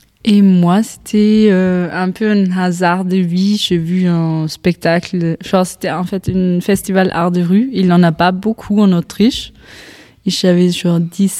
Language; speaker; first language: French; non-native, fluent; German